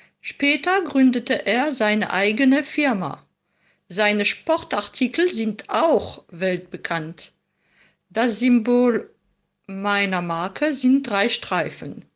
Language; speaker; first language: German; non-native, fluent; French